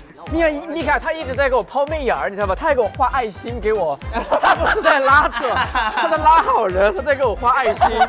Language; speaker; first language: Chinese; native; Chinese